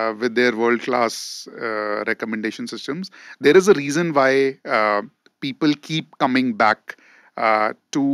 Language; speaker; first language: English; non-native, local second language; Hindi